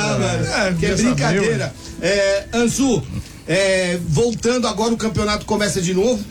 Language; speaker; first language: Portuguese; native; Portuguese